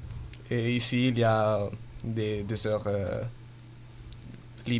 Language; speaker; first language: French; non-native, learner; Italian